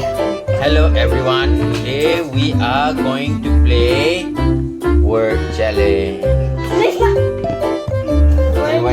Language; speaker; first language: English; non-native, local second language; Malay